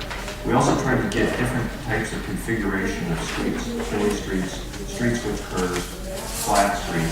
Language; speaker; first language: English; native; English